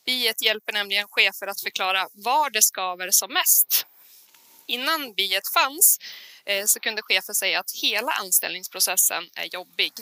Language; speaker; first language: Swedish; native; Swedish